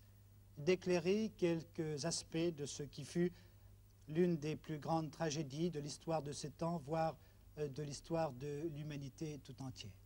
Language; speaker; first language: French; native; French